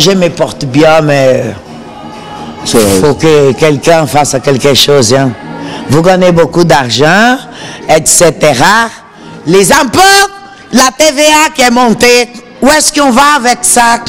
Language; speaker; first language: French; non-native, fluent; Portuguese